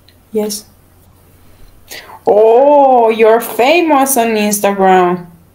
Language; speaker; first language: English; non-native, learner; Romanian